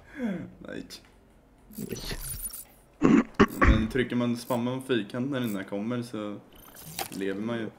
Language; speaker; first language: Swedish; native; Swedish